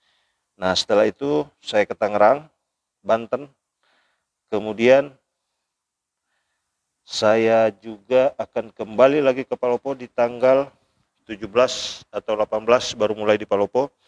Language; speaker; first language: Indonesian; native; Indonesian